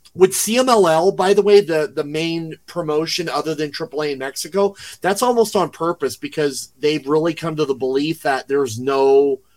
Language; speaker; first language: English; native; English